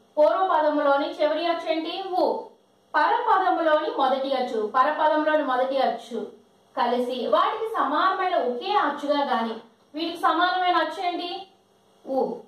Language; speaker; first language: Telugu; non-native, local second language; Lambadi